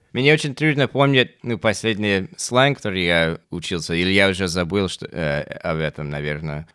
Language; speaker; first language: Russian; non-native, fluent; English